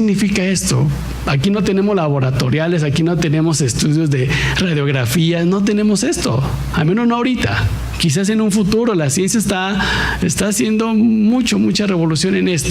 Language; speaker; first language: Spanish; native; Spanish